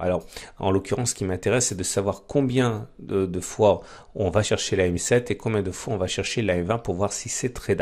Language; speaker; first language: French; native; French